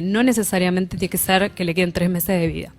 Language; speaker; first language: Spanish; native; Spanish